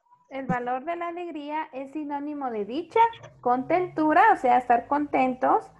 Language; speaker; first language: Spanish; native; Spanish